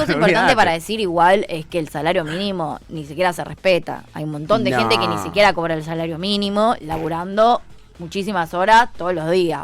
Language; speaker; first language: Spanish; native; Spanish